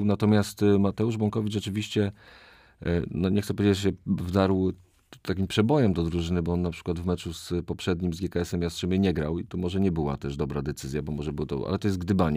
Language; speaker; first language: Polish; native; Polish